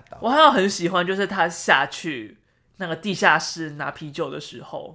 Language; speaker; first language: Chinese; native; Chinese